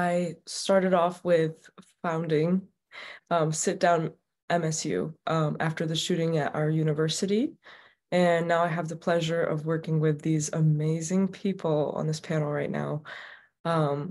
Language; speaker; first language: English; native; English